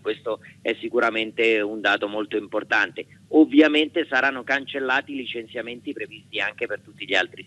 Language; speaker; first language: Italian; native; Italian